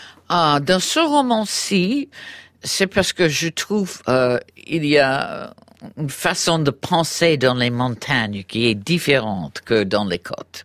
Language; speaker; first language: French; non-native, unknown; English